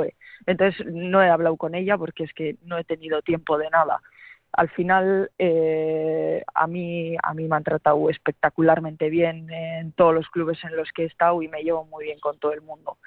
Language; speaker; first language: Spanish; native; Spanish